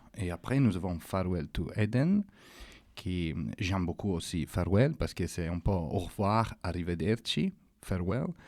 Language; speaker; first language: French; non-native, fluent; Italian